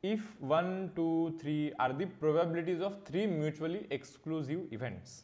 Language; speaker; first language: English; non-native, local second language; Marathi